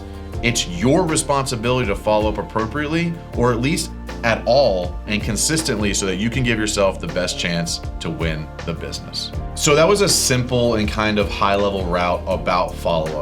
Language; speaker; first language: English; native; English